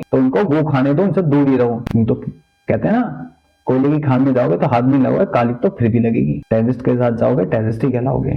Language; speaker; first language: Hindi; native; Hindi